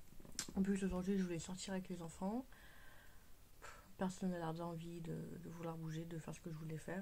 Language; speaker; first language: French; native; French